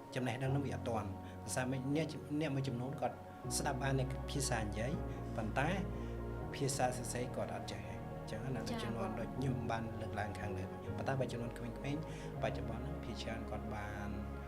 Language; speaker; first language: Khmer; non-native, local second language; Jarai